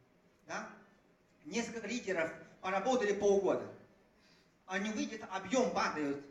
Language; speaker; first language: Russian; non-native, fluent; Chinese